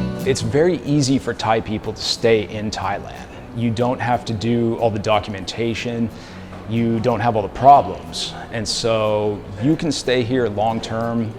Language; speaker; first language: English; native; English